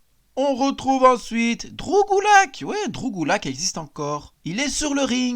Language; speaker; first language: French; native; French